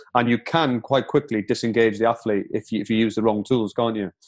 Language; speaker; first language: English; native; English